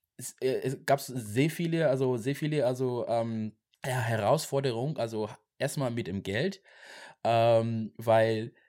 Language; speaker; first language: German; non-native, learner; Xhosa